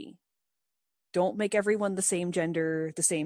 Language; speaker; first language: English; native; English